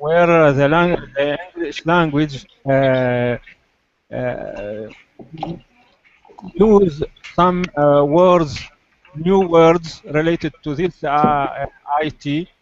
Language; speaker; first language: English; non-native, learner; Arabic